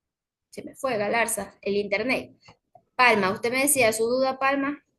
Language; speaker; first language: Spanish; native; Spanish